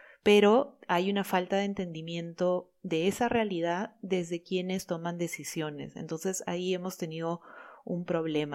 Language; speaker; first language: Spanish; native; Spanish